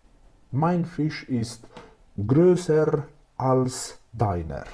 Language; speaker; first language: German; non-native, fluent; Macedonian